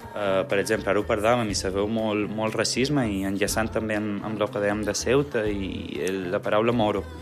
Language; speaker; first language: Catalan; native; Catalan